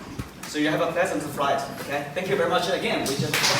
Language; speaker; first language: English; non-native, fluent; Chinese